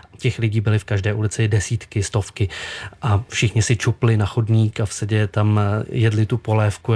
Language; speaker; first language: Czech; native; Czech